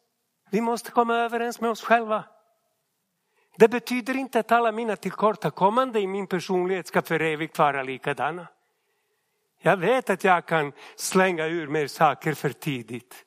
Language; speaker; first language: Swedish; non-native, fluent; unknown